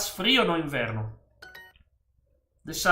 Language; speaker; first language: Portuguese; non-native, learner; Italian